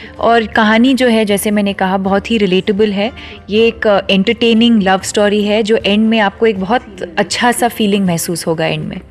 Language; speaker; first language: Hindi; non-native, local second language; Konkani